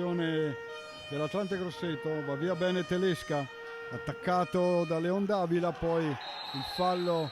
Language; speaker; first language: Italian; native; Italian